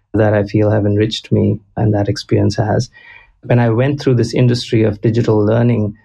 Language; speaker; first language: English; non-native, local second language; Konkani